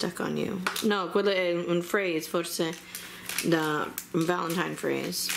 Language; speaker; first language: Italian; early bilingual, heritage; Italian